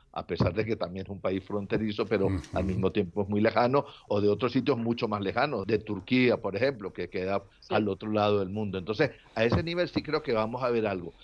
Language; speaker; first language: Spanish; native; Spanish